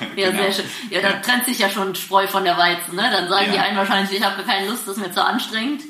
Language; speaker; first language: German; native; German